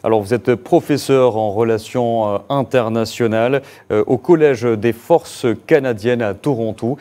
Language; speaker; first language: French; non-native, local second language; Arabic